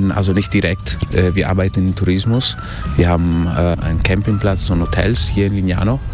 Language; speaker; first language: German; early bilingual, heritage; Italian